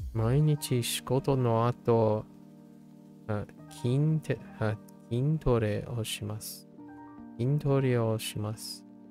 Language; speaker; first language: Japanese; non-native, learner; English